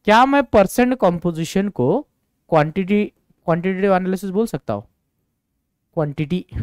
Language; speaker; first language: Hindi; non-native, local second language; Marathi